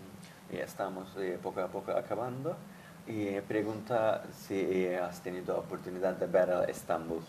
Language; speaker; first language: Spanish; non-native, fluent; Turkish